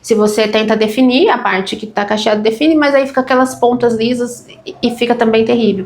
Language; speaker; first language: Portuguese; native; Portuguese